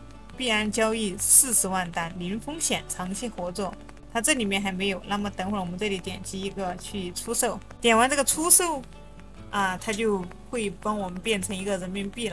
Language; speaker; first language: Chinese; native; Chinese